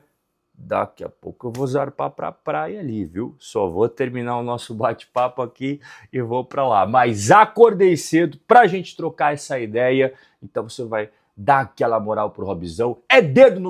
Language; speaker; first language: Portuguese; native; Portuguese